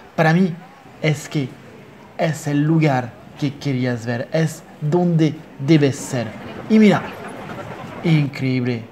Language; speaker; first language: Spanish; non-native, fluent; French